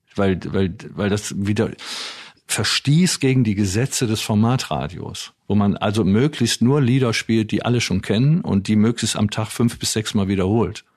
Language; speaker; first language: German; native; German